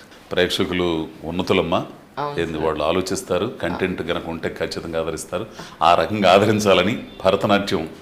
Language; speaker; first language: Telugu; native; Telugu